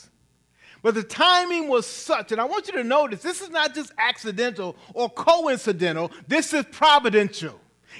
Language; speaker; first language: English; native; English